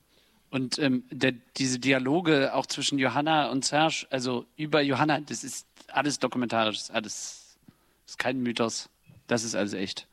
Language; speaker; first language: German; native; German